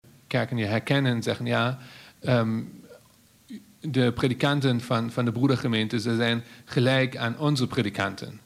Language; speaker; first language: Dutch; non-native, fluent; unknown